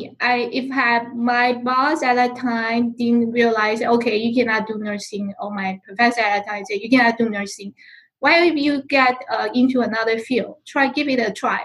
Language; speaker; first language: English; non-native, fluent; Chinese